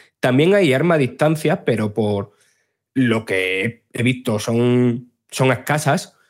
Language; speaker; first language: Spanish; native; Spanish